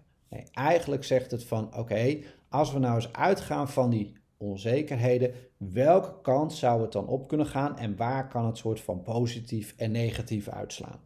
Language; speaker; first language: Dutch; native; Dutch